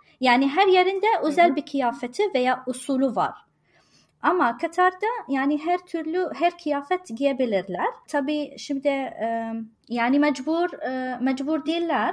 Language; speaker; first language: Turkish; non-native, learner; Arabic